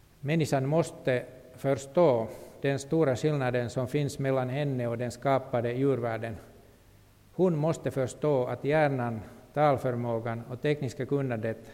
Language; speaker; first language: Swedish; non-native, local second language; Finnish